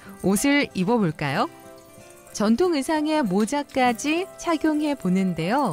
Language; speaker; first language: Korean; native; Korean